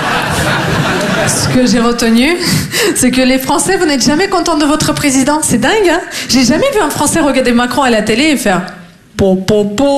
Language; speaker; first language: French; non-native, fluent; Russian